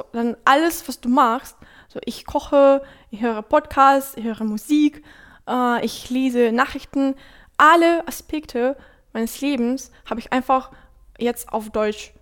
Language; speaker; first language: German; non-native, fluent; Ukrainian